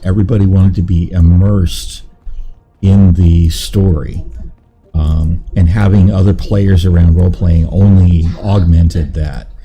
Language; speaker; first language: English; native; English